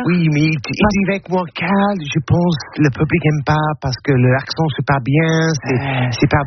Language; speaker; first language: French; non-native, learner; English